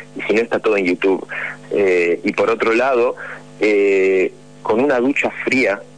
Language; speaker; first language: Spanish; native; Spanish